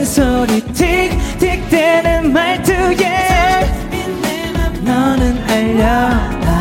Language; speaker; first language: Korean; native; Korean